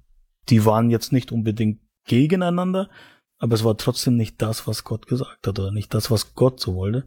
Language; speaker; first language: German; native; German